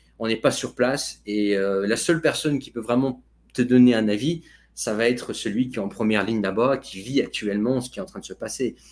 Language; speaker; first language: French; native; French